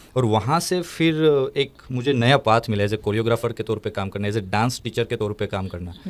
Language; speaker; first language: Hindi; non-native, local second language; Gujarati